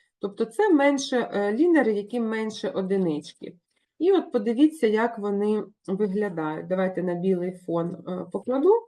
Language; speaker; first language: Ukrainian; non-native, local second language; Russian